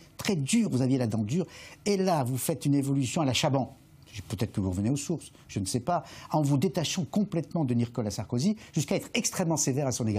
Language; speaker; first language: French; native; French